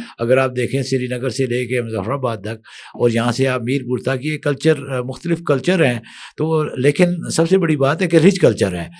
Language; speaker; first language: Urdu; non-native, local second language; Kashmiri